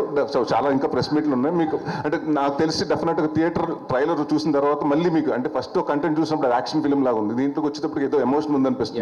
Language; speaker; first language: Telugu; native; Telugu